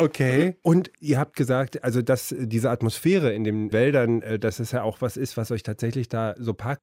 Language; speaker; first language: German; native; German